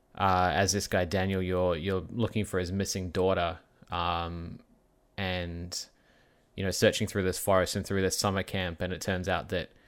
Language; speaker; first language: English; native; English